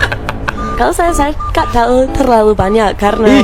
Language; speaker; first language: Indonesian; non-native, learner; English